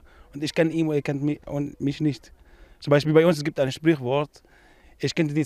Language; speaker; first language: German; non-native, learner; Arabic